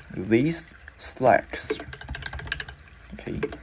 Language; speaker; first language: English; non-native, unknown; Vietnamese